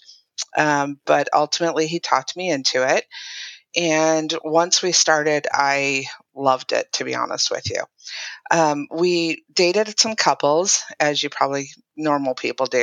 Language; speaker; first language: English; native; English